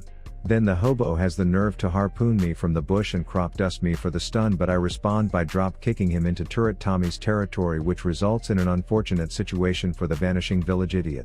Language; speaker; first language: English; native; English